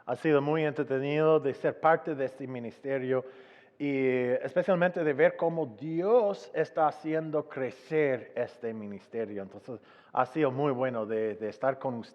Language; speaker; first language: Spanish; non-native, fluent; English